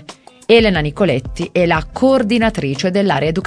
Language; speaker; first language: Italian; native; Italian